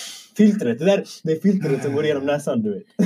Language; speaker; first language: Swedish; early bilingual, other home language; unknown